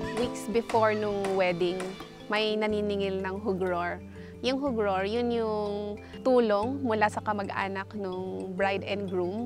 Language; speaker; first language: Filipino; non-native, local second language; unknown